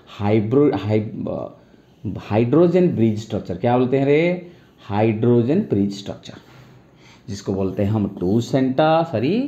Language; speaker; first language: Hindi; non-native, local second language; Bangla